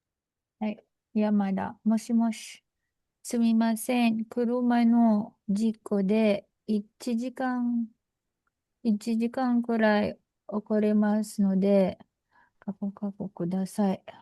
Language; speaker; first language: Japanese; non-native, learner; Filipino